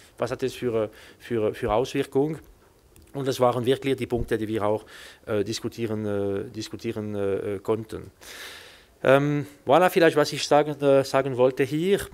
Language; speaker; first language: German; non-native, local second language; French